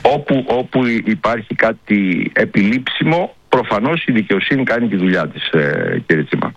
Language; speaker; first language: Greek; native; Greek